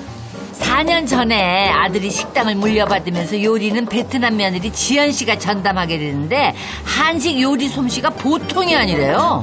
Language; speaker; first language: Korean; native; Korean